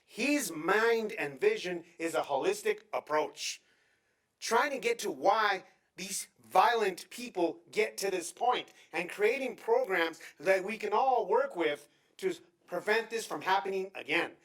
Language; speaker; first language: English; native; English